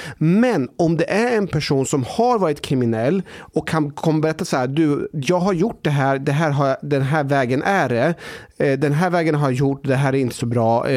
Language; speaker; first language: Swedish; early bilingual, other home language; Persian